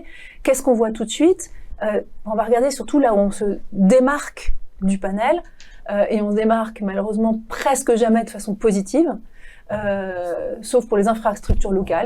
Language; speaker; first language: French; native; French